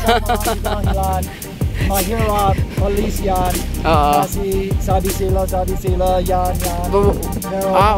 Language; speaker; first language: Filipino; non-native, learner; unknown